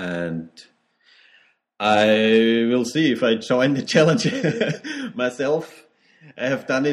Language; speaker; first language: English; non-native, learner; German